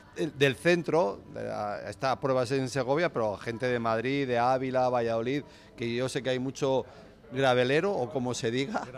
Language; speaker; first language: Spanish; native; Spanish